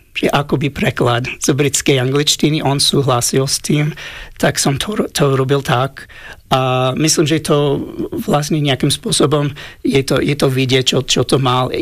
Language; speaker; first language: Slovak; non-native, fluent; English